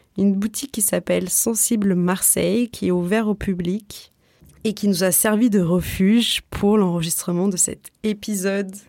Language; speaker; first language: French; native; French